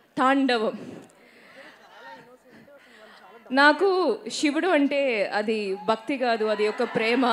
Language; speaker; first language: Telugu; non-native, fluent; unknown